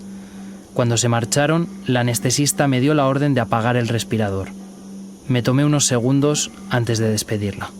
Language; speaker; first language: Spanish; native; Spanish